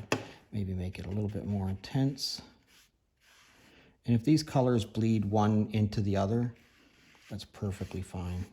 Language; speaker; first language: English; native; English